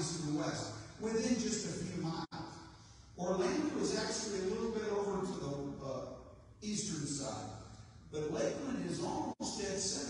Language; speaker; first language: English; native; English